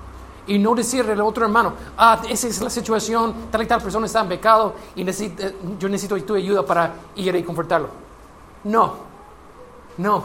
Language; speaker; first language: Spanish; non-native, learner; English